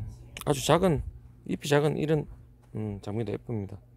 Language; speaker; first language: Korean; native; Korean